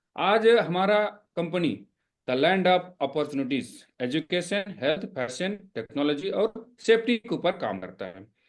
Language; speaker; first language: Hindi; non-native, local second language; Kannada